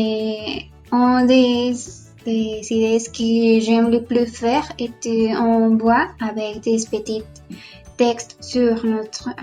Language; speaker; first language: French; non-native, learner; Spanish